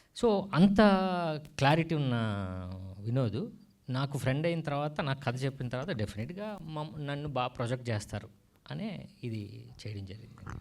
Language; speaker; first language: Telugu; native; Telugu